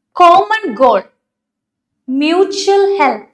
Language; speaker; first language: English; non-native, local second language; Malayalam